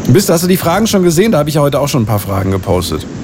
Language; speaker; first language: German; native; German